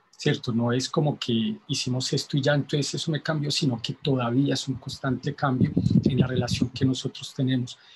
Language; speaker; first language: Spanish; native; Spanish